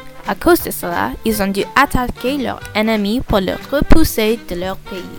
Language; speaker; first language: French; non-native, learner; English